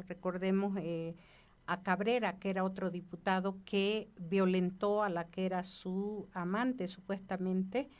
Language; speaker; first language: Spanish; native; Spanish